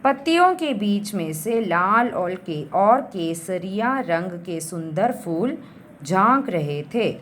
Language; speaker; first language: Hindi; non-native, local second language; Malayalam